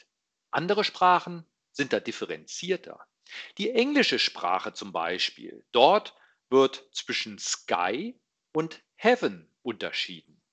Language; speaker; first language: German; native; German